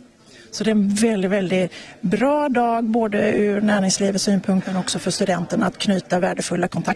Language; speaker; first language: Swedish; native; Swedish